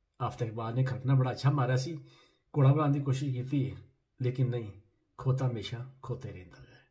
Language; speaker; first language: Urdu; non-native, local second language; Punjabi